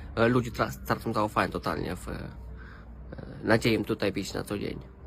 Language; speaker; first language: Polish; non-native, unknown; Romanian